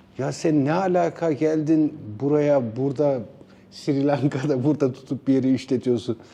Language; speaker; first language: Turkish; native; Turkish